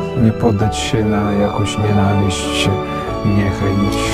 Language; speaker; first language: Polish; non-native, fluent; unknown